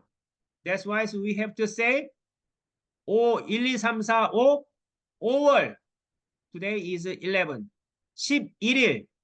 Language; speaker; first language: English; non-native, learner; Korean